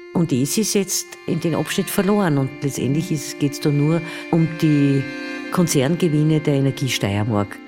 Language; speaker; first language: German; native; German